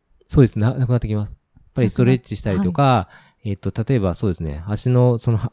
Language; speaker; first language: Japanese; native; Japanese